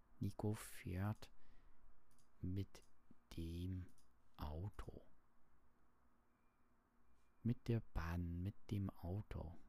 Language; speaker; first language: German; non-native, learner; English